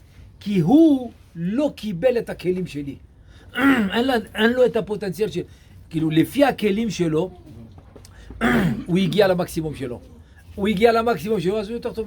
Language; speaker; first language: Hebrew; non-native, fluent; French